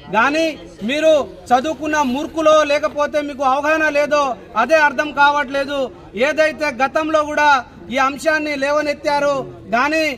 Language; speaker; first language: Telugu; non-native, local second language; Lambadi